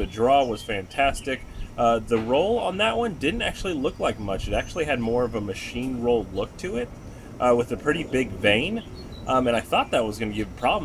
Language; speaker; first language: English; native; English